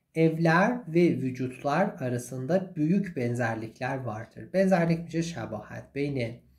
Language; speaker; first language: Turkish; non-native, fluent; Persian